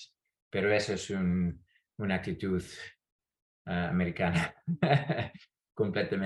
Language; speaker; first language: Spanish; non-native, fluent; English